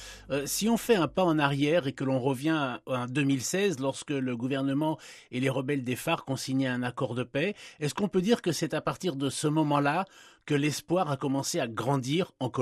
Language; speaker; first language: French; native; French